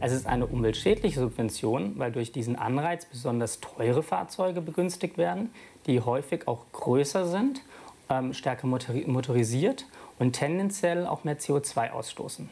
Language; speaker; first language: German; native; German